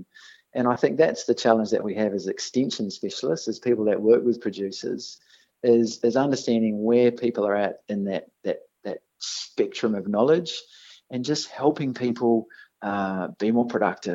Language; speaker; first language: English; native; English